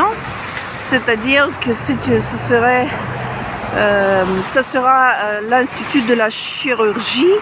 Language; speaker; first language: French; non-native, fluent; Russian